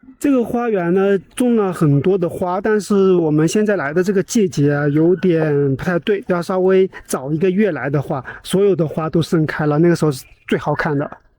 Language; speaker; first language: Chinese; native; Chinese